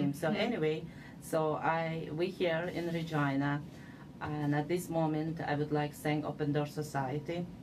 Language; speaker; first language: English; non-native, fluent; Uzbek